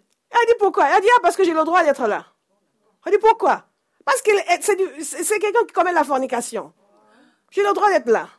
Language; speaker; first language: French; non-native, fluent; English